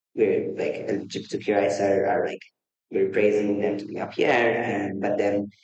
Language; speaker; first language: English; non-native, fluent; Maltese